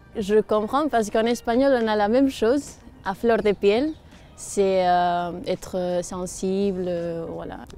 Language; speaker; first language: French; non-native, fluent; Spanish